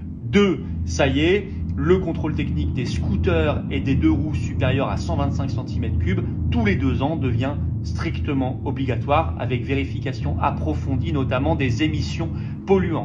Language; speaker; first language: French; native; French